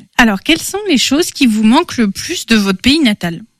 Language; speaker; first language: French; native; French